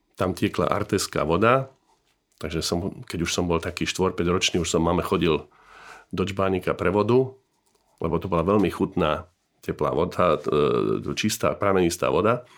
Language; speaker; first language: Slovak; native; Slovak